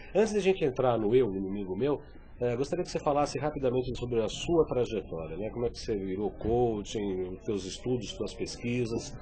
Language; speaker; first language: Portuguese; native; Portuguese